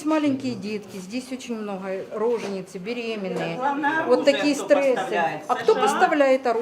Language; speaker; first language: Russian; native; Russian